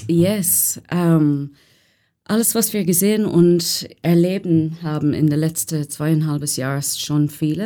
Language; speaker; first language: German; non-native, fluent; English